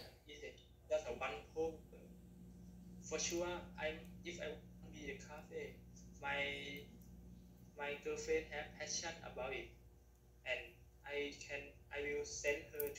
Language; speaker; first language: English; non-native, learner; Thai